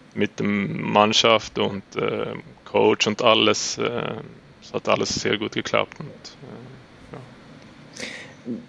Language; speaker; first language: German; non-native, learner; Swedish